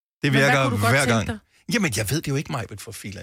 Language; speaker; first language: Danish; native; Danish